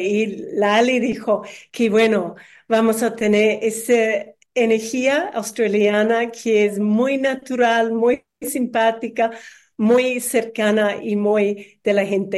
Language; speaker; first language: Spanish; non-native, fluent; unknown